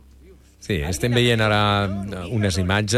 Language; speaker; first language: Catalan; native; Catalan